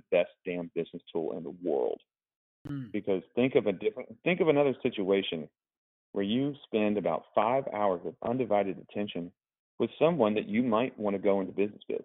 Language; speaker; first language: English; native; English